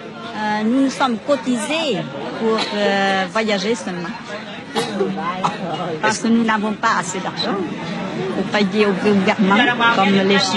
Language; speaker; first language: French; non-native, local second language; Vietnamese